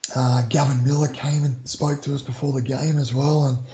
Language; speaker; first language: English; native; English